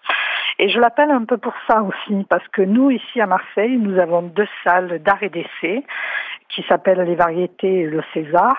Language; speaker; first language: French; non-native, fluent; Romanian